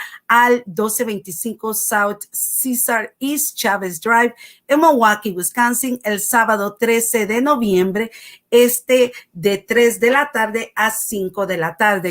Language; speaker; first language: Spanish; native; Spanish